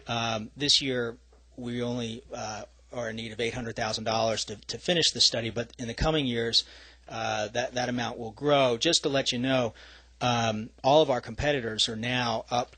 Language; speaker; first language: English; native; English